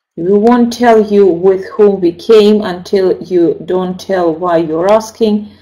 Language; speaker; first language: English; non-native, fluent; Russian